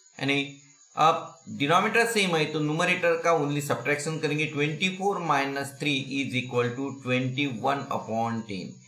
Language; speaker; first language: Hindi; non-native, local second language; Marathi